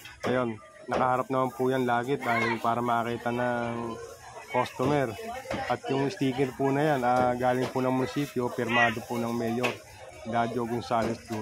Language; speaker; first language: Filipino; non-native, local second language; Cebuano